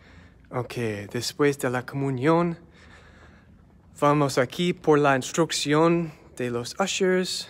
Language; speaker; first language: Spanish; non-native, learner; English